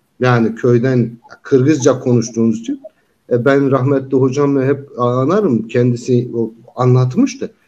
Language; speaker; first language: Turkish; non-native, local second language; Kyrgyz